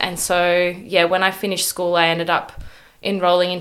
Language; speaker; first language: English; native; English